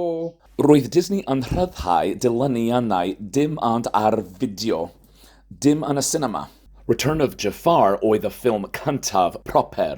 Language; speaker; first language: Welsh; non-native, fluent; English